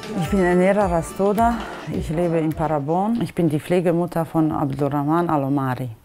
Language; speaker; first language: German; non-native, fluent; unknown